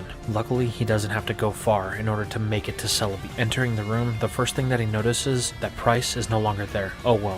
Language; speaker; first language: English; native; English